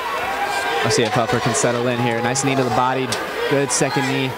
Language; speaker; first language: English; native; English